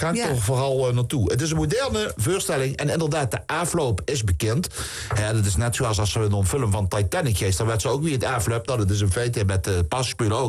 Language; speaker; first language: Dutch; native; Dutch